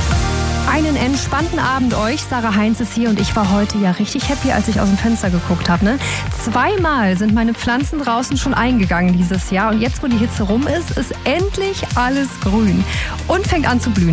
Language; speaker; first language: German; native; German